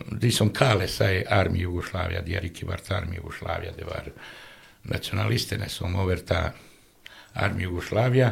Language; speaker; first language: Norwegian; non-native, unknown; Bosnian